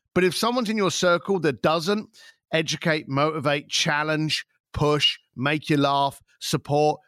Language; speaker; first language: English; native; English